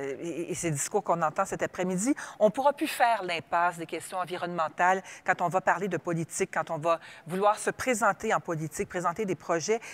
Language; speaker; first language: French; native; French